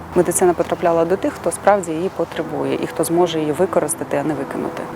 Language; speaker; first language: Ukrainian; native; Ukrainian